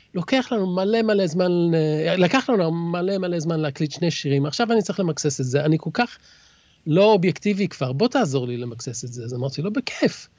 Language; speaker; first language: Hebrew; early bilingual, other home language; English